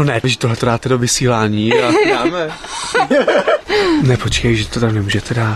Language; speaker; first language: Czech; native; Czech